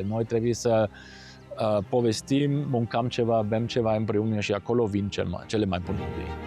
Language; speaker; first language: Romanian; non-native, fluent; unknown